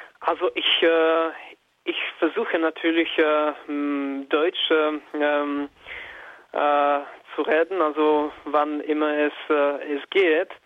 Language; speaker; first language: German; non-native, fluent; Czech